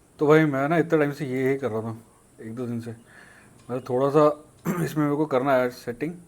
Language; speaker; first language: Hindi; native; Hindi